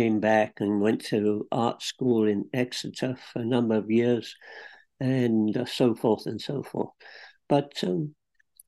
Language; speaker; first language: English; native; English